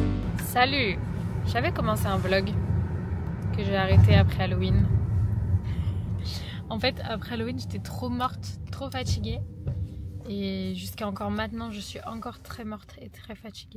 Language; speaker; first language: French; native; French